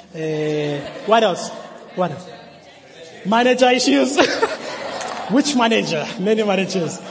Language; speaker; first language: English; non-native, local second language; Xhosa